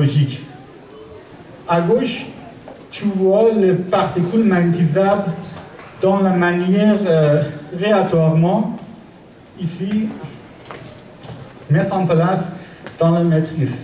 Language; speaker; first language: French; non-native, learner; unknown